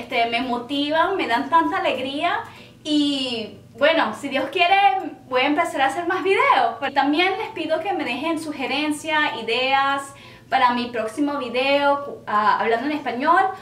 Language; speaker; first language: Spanish; early bilingual, heritage; Spanish